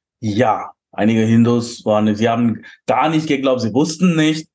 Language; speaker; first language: German; non-native, fluent; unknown